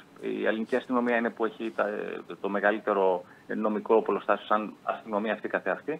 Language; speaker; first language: Greek; native; Greek